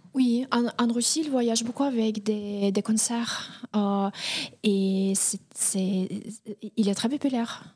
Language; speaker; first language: French; non-native, fluent; Russian